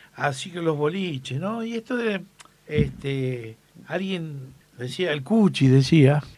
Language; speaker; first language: Spanish; native; Spanish